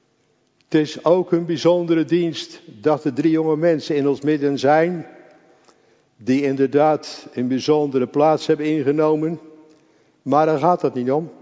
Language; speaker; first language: Dutch; native; Dutch